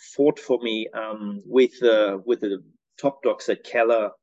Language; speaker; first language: English; non-native, fluent; German